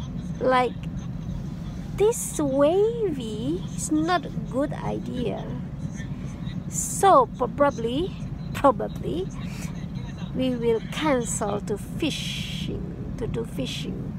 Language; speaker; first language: English; non-native, fluent; Indonesian